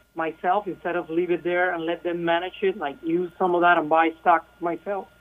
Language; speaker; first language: English; non-native, fluent; Spanish